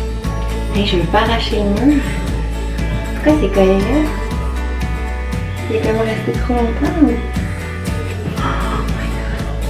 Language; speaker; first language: French; native; French